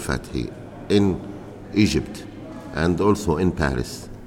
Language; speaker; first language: English; non-native, fluent; Arabic